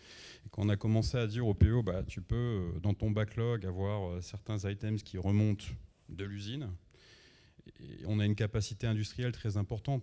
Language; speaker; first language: French; native; French